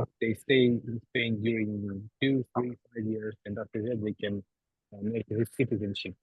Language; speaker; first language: English; non-native, learner; Ukrainian